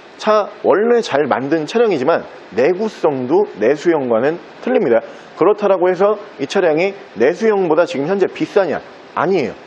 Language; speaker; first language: Korean; native; Korean